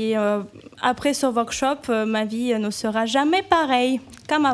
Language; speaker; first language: French; non-native, fluent; Ukrainian